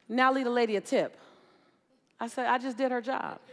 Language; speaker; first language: English; native; English